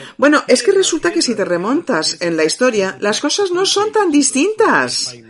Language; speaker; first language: Spanish; non-native, fluent; English